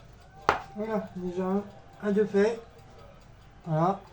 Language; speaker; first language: French; native; French